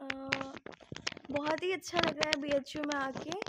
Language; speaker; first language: Hindi; non-native, local second language; Odia